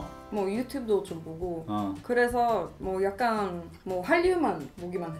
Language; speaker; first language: Korean; non-native, fluent; Swedish